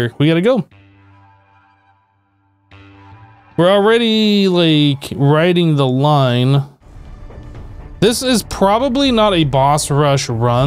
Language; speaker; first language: English; native; English